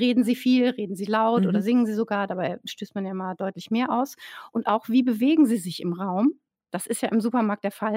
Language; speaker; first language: German; native; German